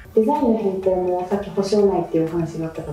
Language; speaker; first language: Japanese; native; Japanese